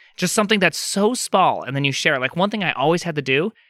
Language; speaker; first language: English; native; English